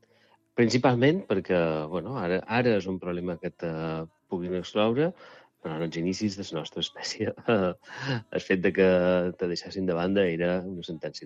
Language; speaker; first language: Catalan; native; Catalan